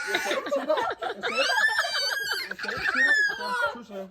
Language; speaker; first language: Danish; native; Danish